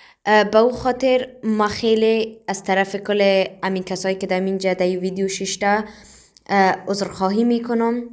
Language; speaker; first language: Persian; early bilingual, heritage; Persian